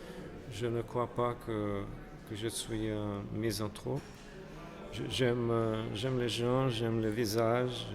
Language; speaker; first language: French; non-native, fluent; Portuguese